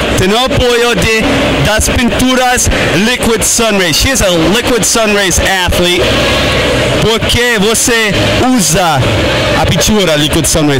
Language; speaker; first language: Portuguese; non-native, learner; English